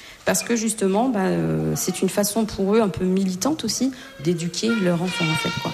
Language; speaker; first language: French; native; French